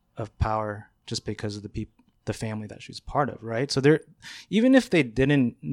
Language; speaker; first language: English; native; English